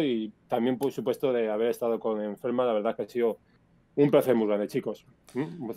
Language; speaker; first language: Spanish; native; Spanish